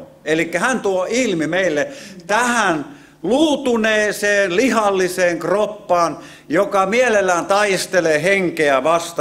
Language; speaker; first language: Finnish; native; Finnish